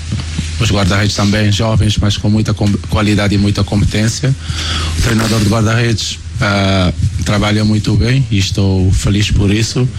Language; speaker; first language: Spanish; non-native, learner; Portuguese